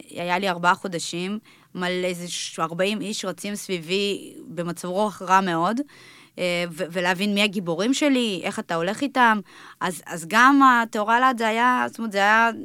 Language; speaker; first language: Hebrew; early bilingual, other home language; Russian